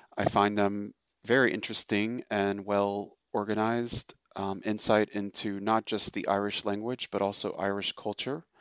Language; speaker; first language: English; native; English